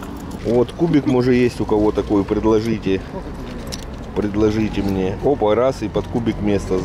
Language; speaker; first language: Russian; native; Russian